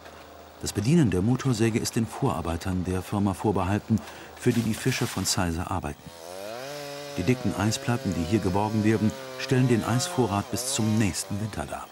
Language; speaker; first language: German; native; German